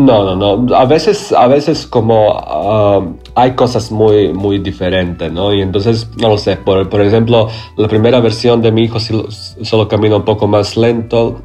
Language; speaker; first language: Spanish; non-native, learner; Croatian